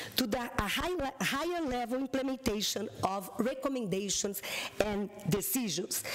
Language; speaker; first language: English; non-native, fluent; Portuguese